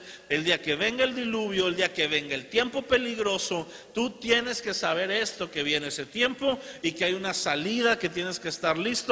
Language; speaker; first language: Spanish; native; Spanish